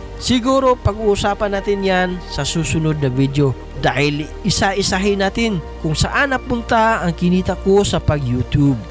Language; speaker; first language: Filipino; non-native, local second language; Cebuano